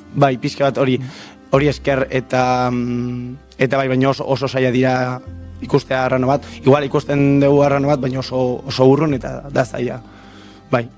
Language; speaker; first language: Basque; non-native, local second language; Spanish